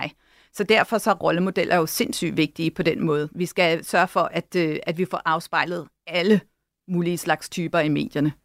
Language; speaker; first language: Danish; native; Danish